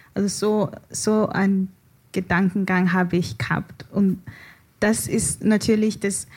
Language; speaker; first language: German; early bilingual, other home language; Igbo